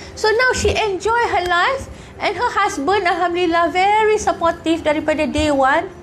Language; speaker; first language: English; non-native, local second language; Malay